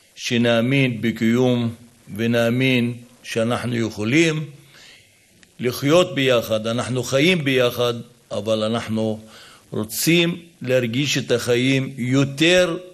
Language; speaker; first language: Hebrew; non-native, local second language; Arabic